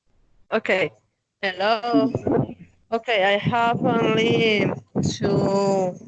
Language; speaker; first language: English; non-native, learner; Spanish